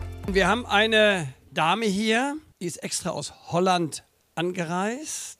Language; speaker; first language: German; native; German